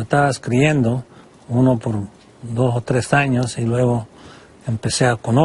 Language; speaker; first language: Spanish; non-native, fluent; English